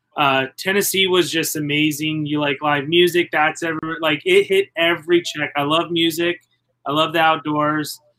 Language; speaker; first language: English; native; English